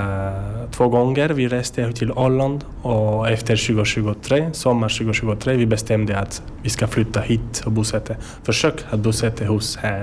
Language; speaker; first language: Swedish; non-native, learner; French